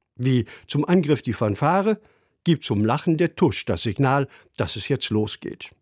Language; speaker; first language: German; native; German